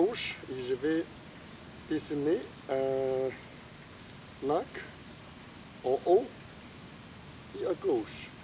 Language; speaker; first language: French; non-native, learner; Chinese